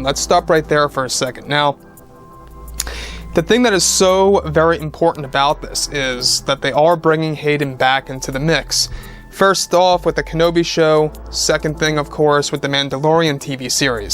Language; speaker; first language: English; native; English